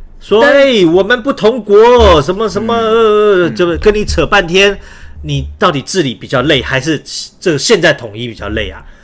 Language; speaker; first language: Chinese; native; Chinese